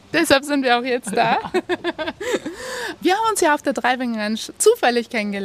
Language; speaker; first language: German; native; German